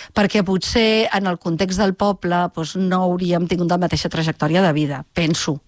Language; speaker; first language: Catalan; native; Catalan